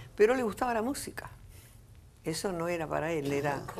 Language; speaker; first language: Spanish; native; Spanish